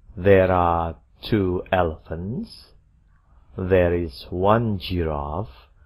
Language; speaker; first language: English; non-native, fluent; Indonesian